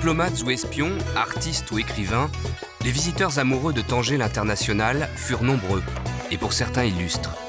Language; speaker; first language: French; native; French